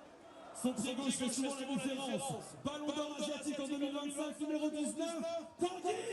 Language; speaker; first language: French; native; French